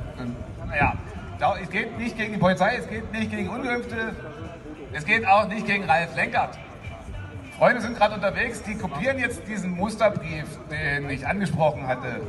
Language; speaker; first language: German; native; German